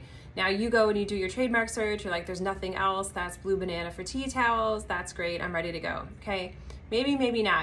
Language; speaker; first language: English; native; English